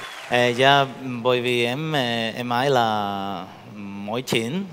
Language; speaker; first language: Vietnamese; non-native, learner; Spanish